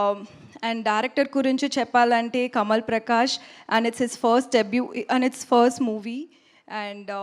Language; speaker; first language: Telugu; non-native, learner; Tamil